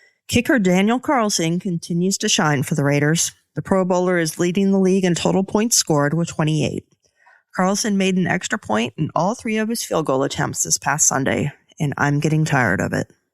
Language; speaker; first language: English; native; English